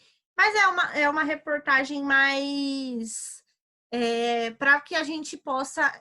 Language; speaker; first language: Portuguese; native; Portuguese